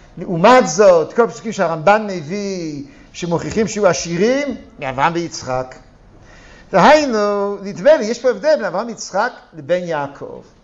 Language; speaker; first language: Hebrew; native; Hebrew